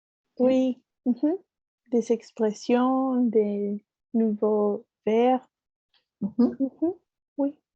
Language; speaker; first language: French; non-native, learner; Spanish